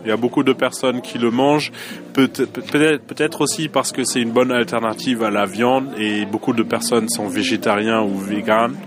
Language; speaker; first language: French; non-native, fluent; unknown